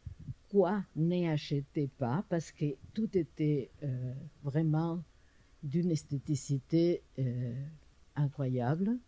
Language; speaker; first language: French; non-native, learner; English